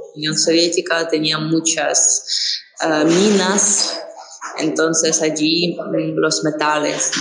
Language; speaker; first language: Spanish; non-native, fluent; Ukrainian